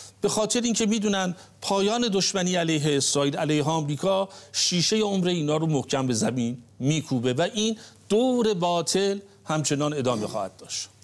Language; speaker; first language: Persian; native; Persian